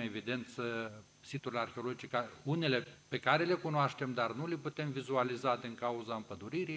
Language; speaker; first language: Romanian; native; Romanian